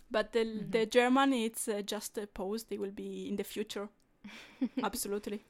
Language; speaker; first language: English; non-native, fluent; Italian